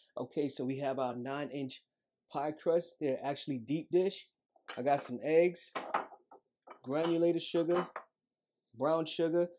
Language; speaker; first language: English; native; English